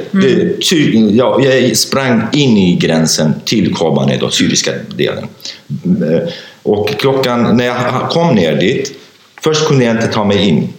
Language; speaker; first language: Swedish; non-native, fluent; Kurdish